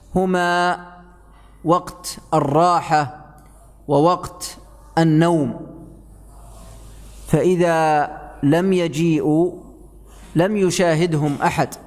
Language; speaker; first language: Arabic; native; Arabic